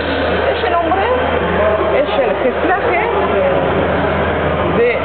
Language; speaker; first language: Spanish; non-native, learner; French